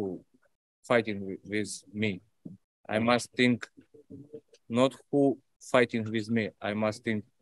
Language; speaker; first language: English; non-native, learner; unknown